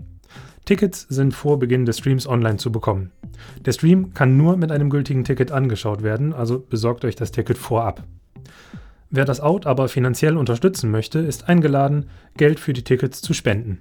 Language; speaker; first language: German; native; German